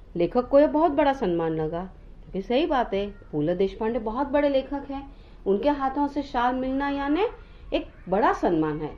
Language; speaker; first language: Hindi; non-native, local second language; Marathi